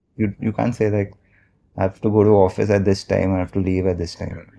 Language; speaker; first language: English; non-native, local second language; Marathi